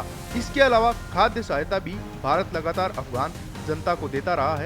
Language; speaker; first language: Hindi; native; Hindi